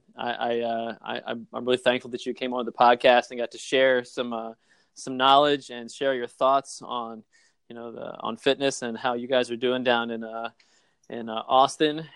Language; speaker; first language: English; native; English